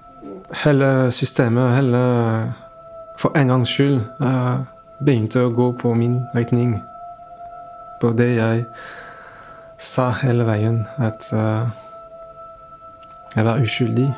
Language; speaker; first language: Norwegian; non-native, fluent; French